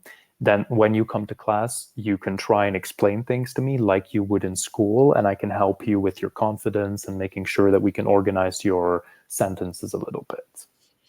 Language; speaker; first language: English; non-native, fluent; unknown